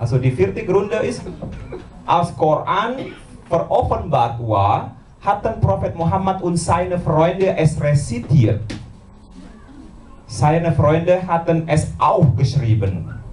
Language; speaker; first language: German; non-native, learner; Indonesian